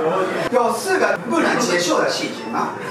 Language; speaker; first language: Chinese; non-native, fluent; Japanese